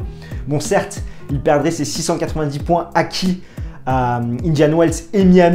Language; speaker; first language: French; native; French